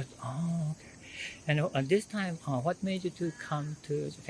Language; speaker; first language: English; non-native, fluent; Japanese